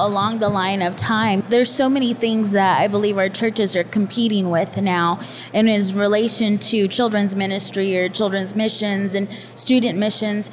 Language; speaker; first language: English; native; English